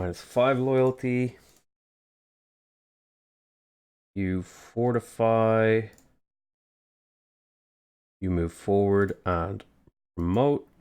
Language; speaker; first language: English; native; English